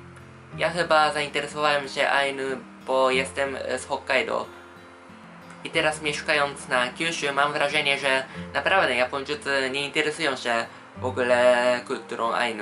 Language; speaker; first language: Polish; non-native, fluent; Japanese